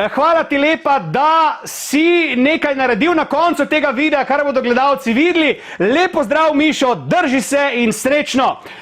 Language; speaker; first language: Slovenian; native; Slovenian